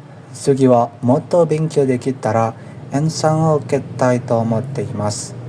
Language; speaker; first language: Japanese; non-native, learner; Indonesian